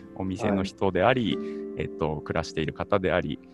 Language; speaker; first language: Japanese; native; Japanese